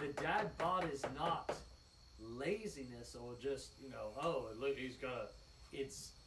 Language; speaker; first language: English; native; English